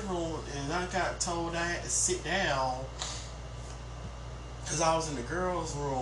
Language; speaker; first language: English; native; English